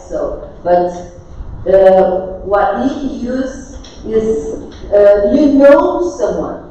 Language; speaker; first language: English; non-native, fluent; Portuguese